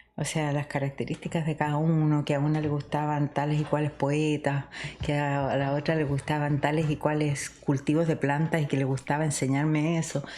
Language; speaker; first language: Spanish; native; Spanish